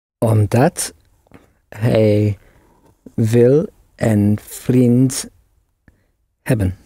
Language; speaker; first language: Dutch; non-native, learner; English